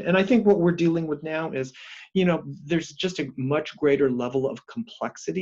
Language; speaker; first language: English; native; English